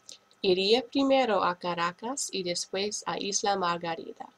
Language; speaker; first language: Spanish; non-native, fluent; English